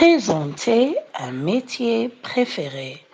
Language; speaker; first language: French; non-native, fluent; Arabic